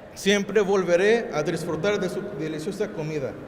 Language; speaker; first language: Spanish; early bilingual, heritage; Spanish